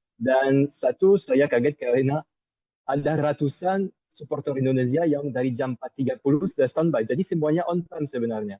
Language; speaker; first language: Indonesian; non-native, fluent; French